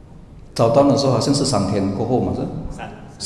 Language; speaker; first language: Chinese; non-native, learner; English